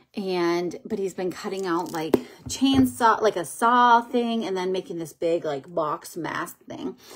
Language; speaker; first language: English; native; English